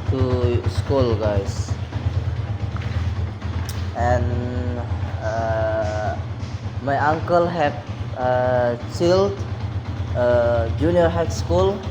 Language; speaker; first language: English; non-native, learner; Indonesian